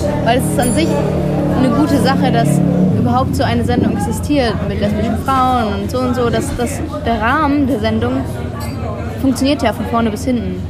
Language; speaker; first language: German; native; German